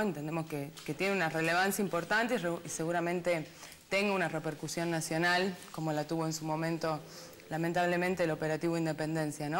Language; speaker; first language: Spanish; native; Spanish